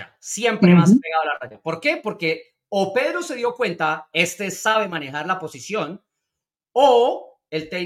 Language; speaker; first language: Spanish; native; Spanish